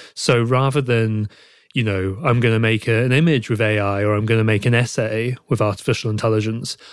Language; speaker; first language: English; native; English